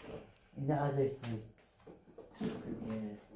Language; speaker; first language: English; non-native, learner; Filipino